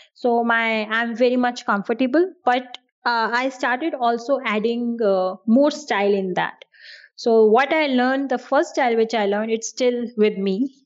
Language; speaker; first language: English; non-native, local second language; Hindi